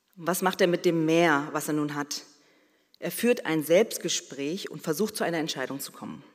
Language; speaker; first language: German; early bilingual, other home language; Korean